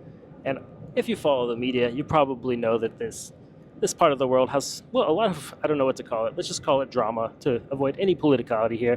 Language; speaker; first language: English; native; English